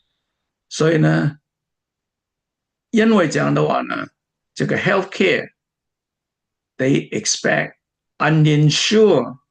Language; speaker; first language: Chinese; native; Chinese